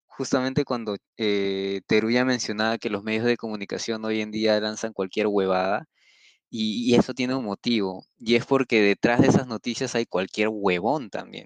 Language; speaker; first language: Spanish; native; Spanish